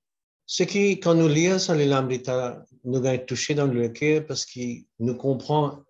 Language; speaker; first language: French; non-native, local second language; Morisyen